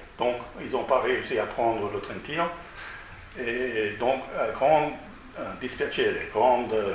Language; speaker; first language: French; non-native, fluent; Italian